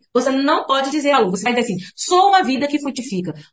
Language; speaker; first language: Portuguese; native; Portuguese